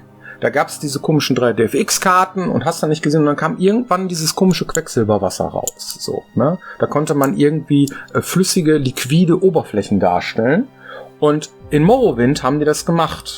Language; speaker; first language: German; native; German